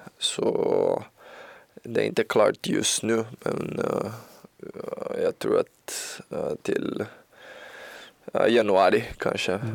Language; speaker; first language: Swedish; non-native, learner; Portuguese